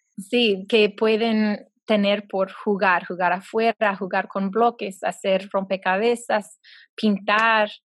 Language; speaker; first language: Spanish; non-native, fluent; English